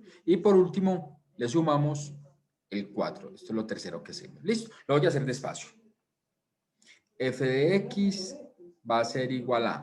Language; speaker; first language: Spanish; native; Spanish